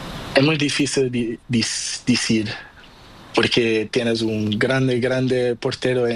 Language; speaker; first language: Spanish; non-native, learner; Portuguese